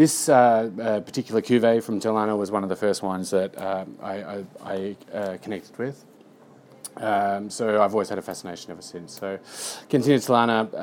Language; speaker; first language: English; native; English